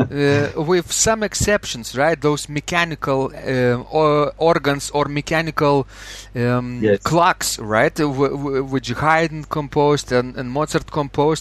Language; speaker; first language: English; non-native, fluent; Lithuanian